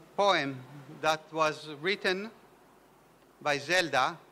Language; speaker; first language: English; non-native, fluent; Hebrew